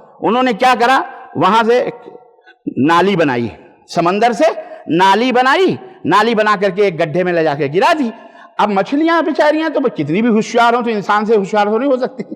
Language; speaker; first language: Urdu; native; Urdu